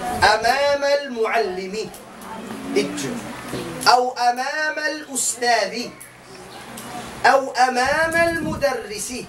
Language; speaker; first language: Arabic; non-native, fluent; Tausug